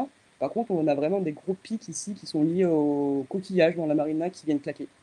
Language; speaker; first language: French; native; French